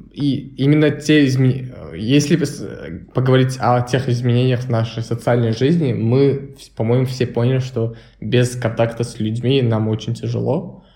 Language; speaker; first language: Russian; non-native, local second language; Uzbek